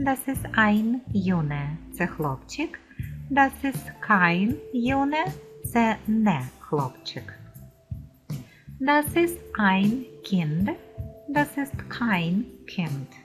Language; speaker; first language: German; non-native, fluent; Ukrainian